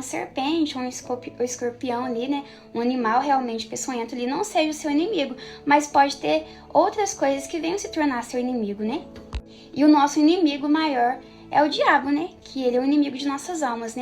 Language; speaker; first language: Portuguese; native; Portuguese